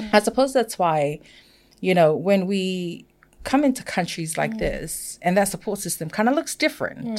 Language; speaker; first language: English; non-native, fluent; Samoan